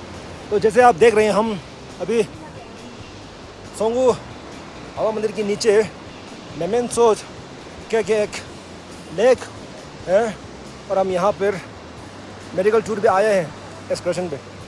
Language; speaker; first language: Hindi; non-native, local second language; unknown